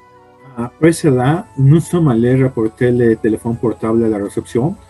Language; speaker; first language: French; non-native, learner; Spanish